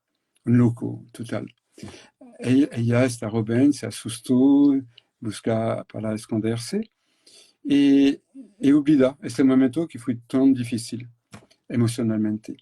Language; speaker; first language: Spanish; non-native, fluent; French